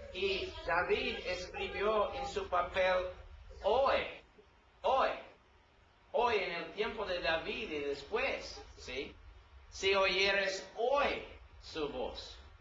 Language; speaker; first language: Spanish; non-native, learner; English